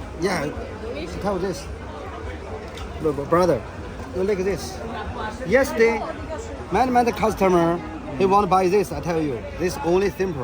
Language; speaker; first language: English; non-native, learner; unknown